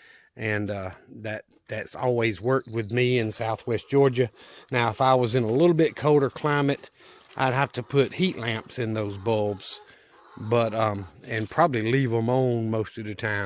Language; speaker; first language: English; native; English